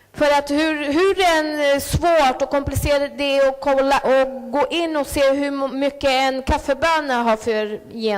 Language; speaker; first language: Swedish; early bilingual, other home language; Spanish